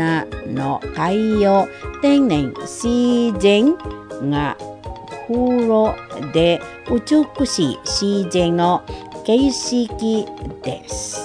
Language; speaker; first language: Japanese; non-native, fluent; Indonesian